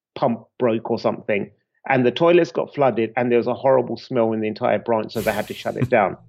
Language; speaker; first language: English; native; English